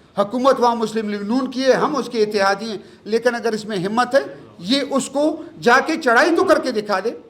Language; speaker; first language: Urdu; non-native, local second language; Pashto